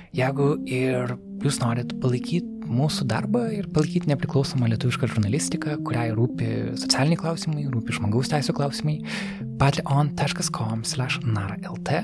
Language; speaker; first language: Lithuanian; native; Lithuanian